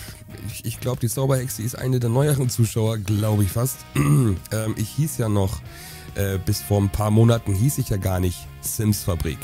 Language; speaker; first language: German; native; German